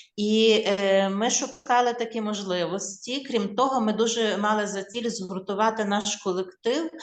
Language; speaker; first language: Ukrainian; native; Ukrainian